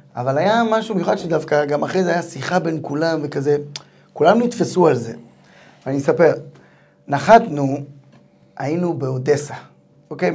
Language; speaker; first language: Hebrew; native; Hebrew